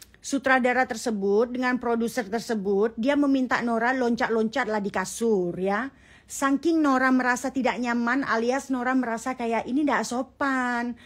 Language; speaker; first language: Indonesian; native; Indonesian